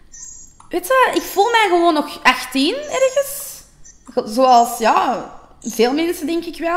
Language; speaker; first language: Dutch; native; Dutch